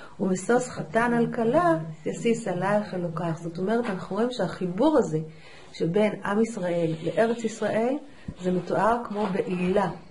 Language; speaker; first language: Hebrew; native; Hebrew